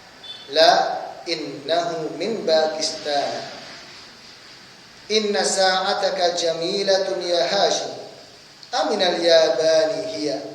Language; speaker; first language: Arabic; non-native, fluent; Indonesian